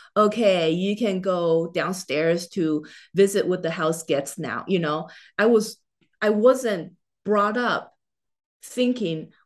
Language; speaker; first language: English; non-native, fluent; Chinese